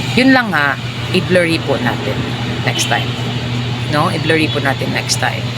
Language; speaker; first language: Filipino; non-native, local second language; Cebuano